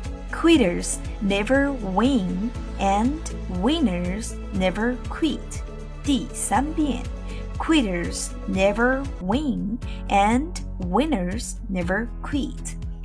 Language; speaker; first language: English; non-native, fluent; Chinese